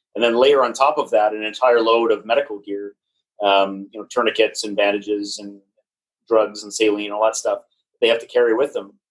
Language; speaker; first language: English; native; English